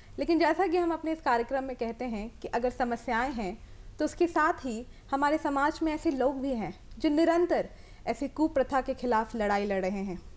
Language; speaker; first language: Hindi; native; Hindi